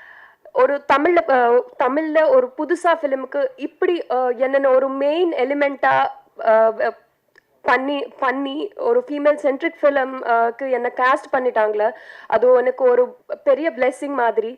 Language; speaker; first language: Tamil; non-native, learner; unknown